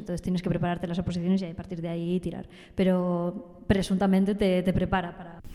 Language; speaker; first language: Spanish; native; Spanish